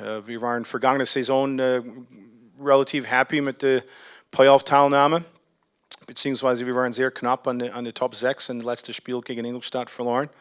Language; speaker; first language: German; non-native, fluent; English